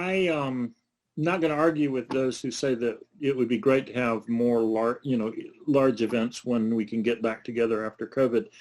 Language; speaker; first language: English; native; English